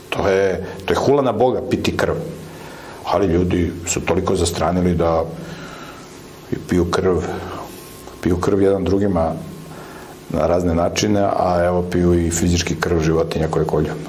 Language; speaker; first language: Serbian; native; Serbian